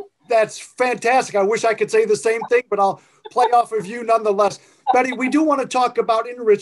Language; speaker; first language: English; native; English